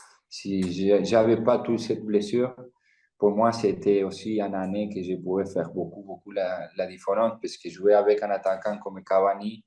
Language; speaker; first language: French; non-native, fluent; Spanish